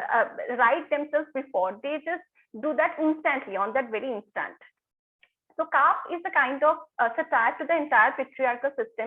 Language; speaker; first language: English; non-native, local second language; Bangla